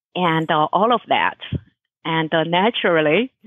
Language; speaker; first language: English; non-native, fluent; Chinese